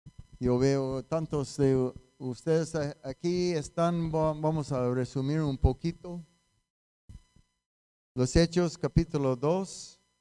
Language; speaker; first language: Spanish; non-native, fluent; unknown